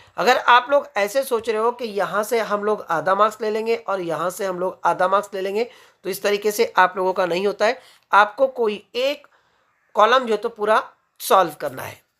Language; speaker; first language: Hindi; native; Hindi